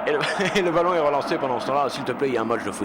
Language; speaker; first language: French; native; French